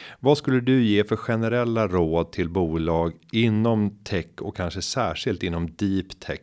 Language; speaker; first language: Swedish; native; Swedish